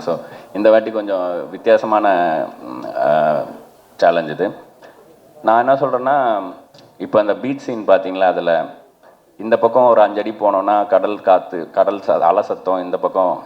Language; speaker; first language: Tamil; native; Tamil